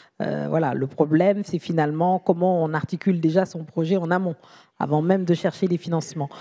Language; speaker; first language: French; native; French